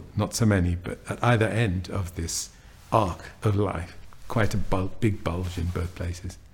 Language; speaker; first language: English; native; English